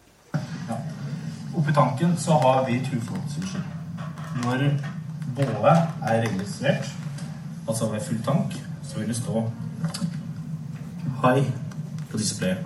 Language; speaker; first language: Norwegian; native; Norwegian